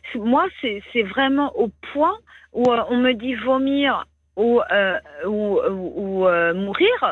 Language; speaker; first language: French; native; French